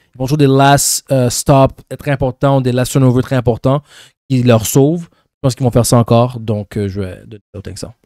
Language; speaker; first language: French; native; French